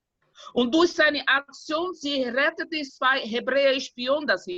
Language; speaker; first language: German; non-native, fluent; Portuguese